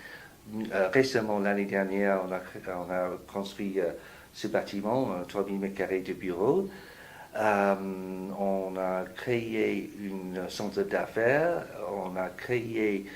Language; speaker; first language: French; non-native, fluent; English